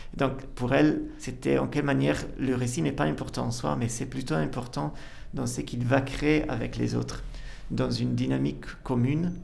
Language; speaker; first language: French; non-native, fluent; Italian